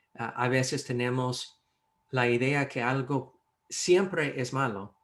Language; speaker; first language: Spanish; non-native, fluent; English